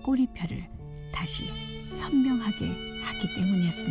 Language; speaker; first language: Korean; native; Korean